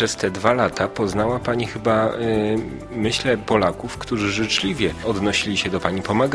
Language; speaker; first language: Polish; native; Polish